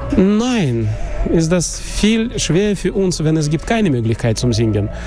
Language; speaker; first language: German; non-native, learner; Russian